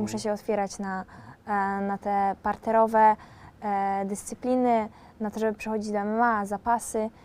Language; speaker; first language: Polish; native; Polish